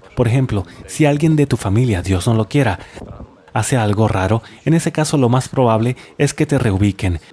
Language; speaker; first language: Spanish; non-native, fluent; Russian